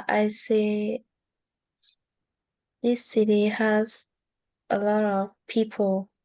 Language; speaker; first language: English; non-native, learner; Vietnamese